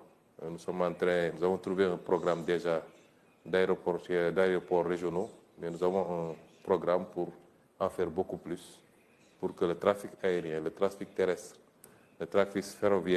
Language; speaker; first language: French; non-native, local second language; Wolof